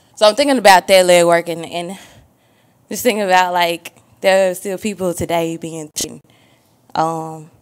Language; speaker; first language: English; native; English